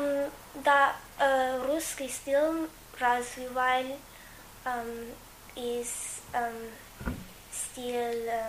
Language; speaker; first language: Russian; non-native, fluent; English